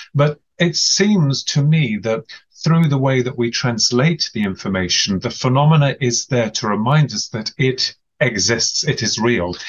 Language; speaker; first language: English; native; English